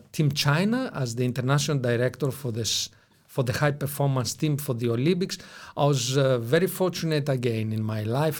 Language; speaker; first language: English; non-native, fluent; Greek